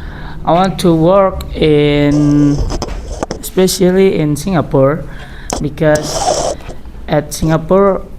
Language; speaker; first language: English; non-native, learner; Indonesian